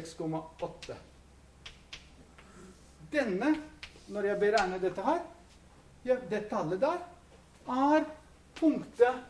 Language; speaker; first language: Norwegian; non-native, fluent; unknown